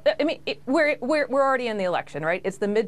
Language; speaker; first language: English; native; English